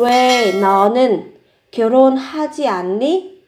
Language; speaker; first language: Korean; non-native, fluent; Vietnamese